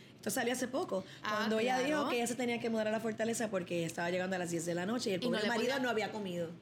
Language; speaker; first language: Spanish; early bilingual, other home language; English